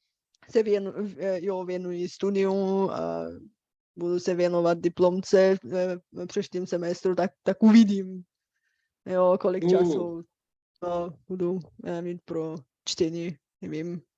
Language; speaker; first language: Czech; non-native, fluent; Bulgarian